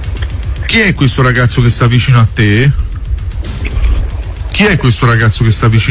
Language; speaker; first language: Italian; native; Italian